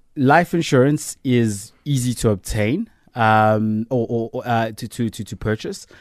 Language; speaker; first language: English; non-native, local second language; Zulu